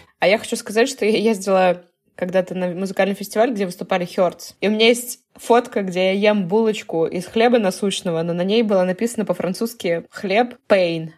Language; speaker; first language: Russian; native; Russian